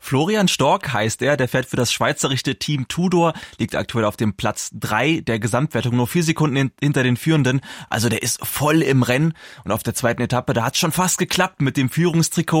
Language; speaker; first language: German; native; German